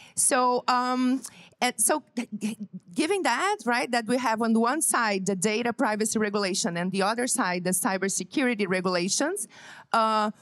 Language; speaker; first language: English; non-native, fluent; Portuguese